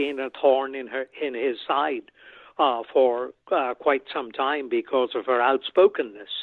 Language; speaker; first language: English; non-native, local second language; Bangla